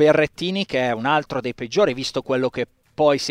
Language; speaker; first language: Italian; native; Italian